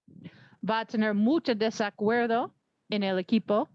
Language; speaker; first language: Spanish; non-native, learner; English